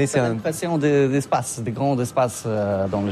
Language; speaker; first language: French; non-native, learner; Polish